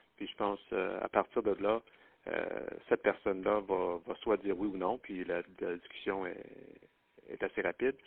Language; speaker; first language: French; native; French